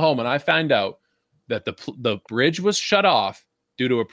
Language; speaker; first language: English; native; English